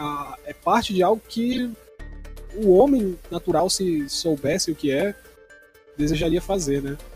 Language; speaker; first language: Portuguese; native; Portuguese